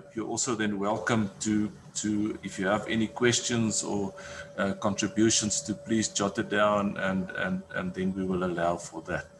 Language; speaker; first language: English; non-native, local second language; Afrikaans